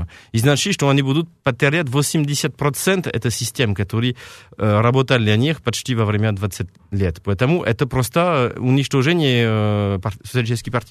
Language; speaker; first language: Russian; non-native, fluent; French